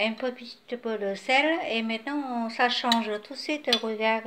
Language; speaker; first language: French; non-native, fluent; Vietnamese